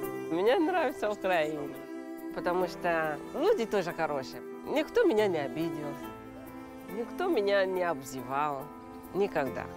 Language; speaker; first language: Russian; non-native, learner; Rundi